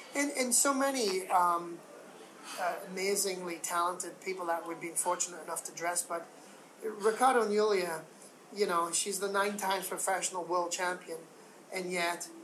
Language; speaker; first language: English; native; English